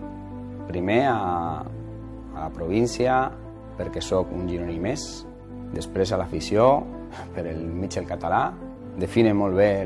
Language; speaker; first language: Catalan; non-native, local second language; Spanish